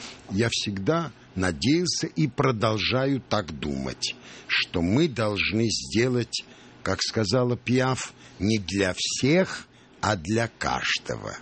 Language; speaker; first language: Russian; non-native, local second language; Armenian